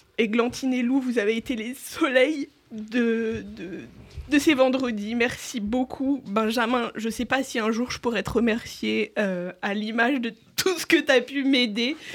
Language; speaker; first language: French; native; French